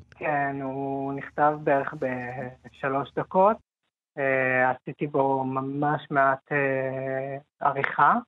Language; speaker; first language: Hebrew; early bilingual, other home language; Hindi